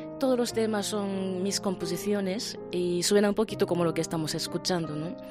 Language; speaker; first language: Spanish; non-native, fluent; Japanese